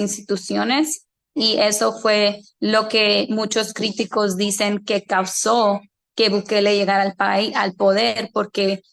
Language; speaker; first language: Spanish; early bilingual, heritage; Spanish